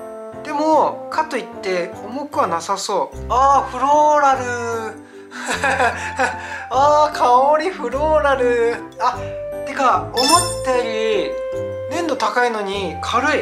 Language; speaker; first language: Japanese; non-native, fluent; Korean